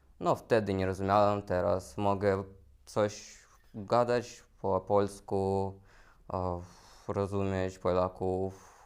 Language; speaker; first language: Polish; non-native, learner; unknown